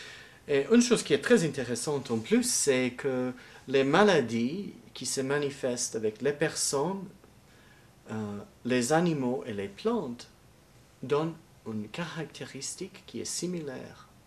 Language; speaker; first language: French; non-native, learner; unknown